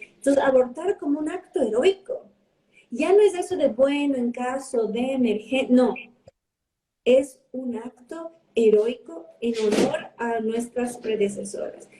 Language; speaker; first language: Spanish; early bilingual, heritage; Spanish